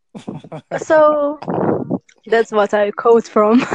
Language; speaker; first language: English; non-native, learner; Arabic